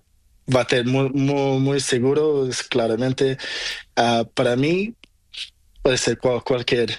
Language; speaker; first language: Spanish; non-native, learner; Portuguese